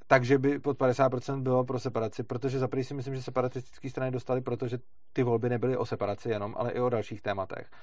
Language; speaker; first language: Czech; native; Czech